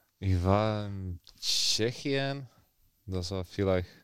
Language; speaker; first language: German; non-native, learner; Czech